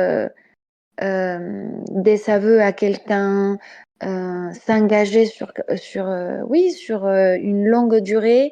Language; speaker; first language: French; non-native, fluent; Spanish